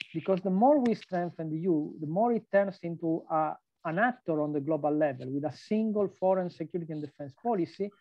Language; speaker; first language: English; non-native, fluent; Italian